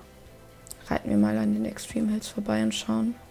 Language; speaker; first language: German; native; German